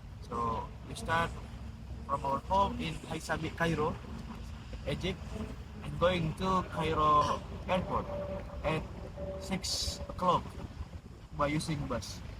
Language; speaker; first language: English; non-native, learner; Indonesian